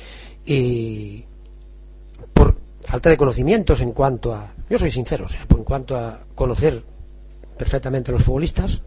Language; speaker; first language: Spanish; native; Spanish